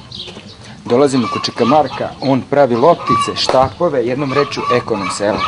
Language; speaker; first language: Serbian; native; Serbian